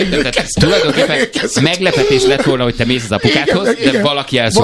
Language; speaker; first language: Hungarian; native; Hungarian